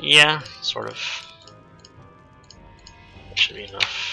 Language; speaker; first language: English; native; English